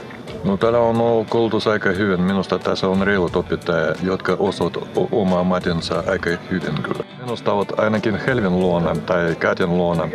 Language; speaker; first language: Finnish; non-native, learner; Russian